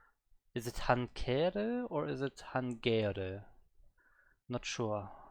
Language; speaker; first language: Korean; non-native, learner; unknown